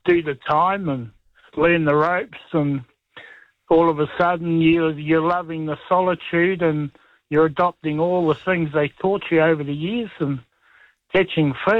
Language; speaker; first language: English; native; English